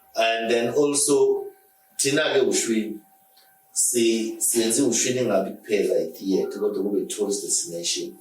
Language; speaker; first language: Zulu; native; Zulu